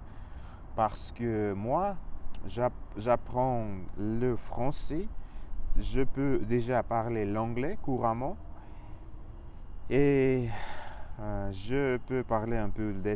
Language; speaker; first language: French; non-native, learner; Russian